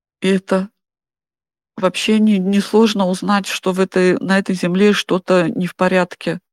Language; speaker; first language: Russian; non-native, fluent; German